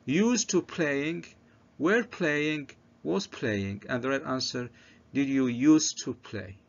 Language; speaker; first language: English; non-native, fluent; Arabic